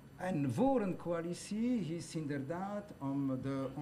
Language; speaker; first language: Dutch; non-native, local second language; French